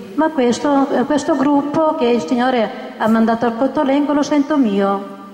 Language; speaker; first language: Italian; native; Italian